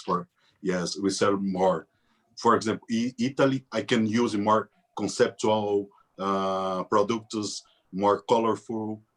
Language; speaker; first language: English; non-native, learner; Portuguese